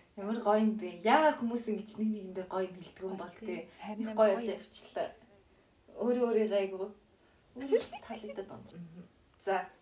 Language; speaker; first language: Mongolian; early bilingual, heritage; Mongolian